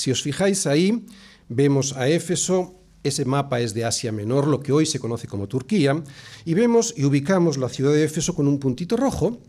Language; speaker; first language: Spanish; native; Spanish